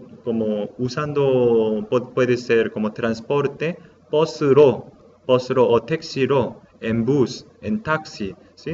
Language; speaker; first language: Spanish; non-native, learner; Korean